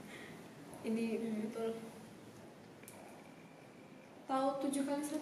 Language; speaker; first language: Indonesian; non-native, learner; Chinese